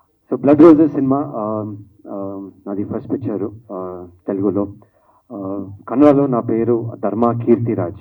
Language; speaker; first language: Telugu; non-native, learner; Kannada